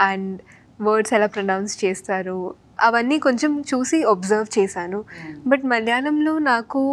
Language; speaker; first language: Telugu; non-native, fluent; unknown